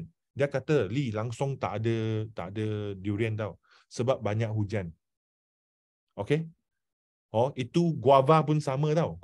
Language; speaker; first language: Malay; non-native, local second language; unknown